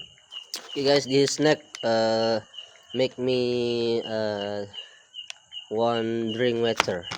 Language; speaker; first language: English; non-native, learner; Indonesian